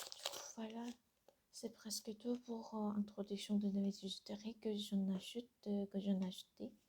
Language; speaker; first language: French; non-native, learner; Korean